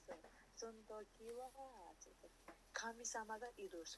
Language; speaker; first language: Japanese; non-native, learner; Nepali